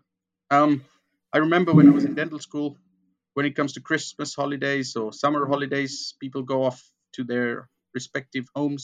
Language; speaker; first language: English; non-native, local second language; Gujarati